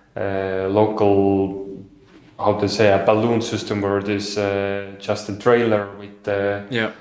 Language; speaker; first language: English; non-native, fluent; Estonian